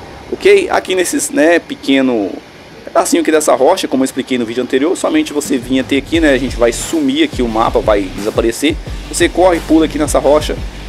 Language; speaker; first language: Portuguese; native; Portuguese